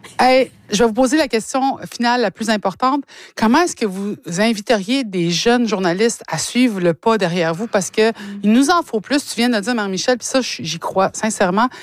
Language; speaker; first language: French; native; French